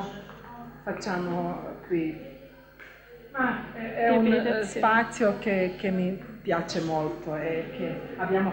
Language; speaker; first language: Italian; non-native, fluent; Bosnian